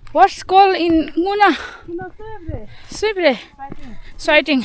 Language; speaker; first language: English; non-native, learner; Tibetan